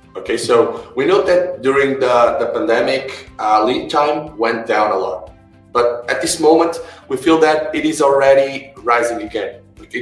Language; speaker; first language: English; non-native, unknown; Portuguese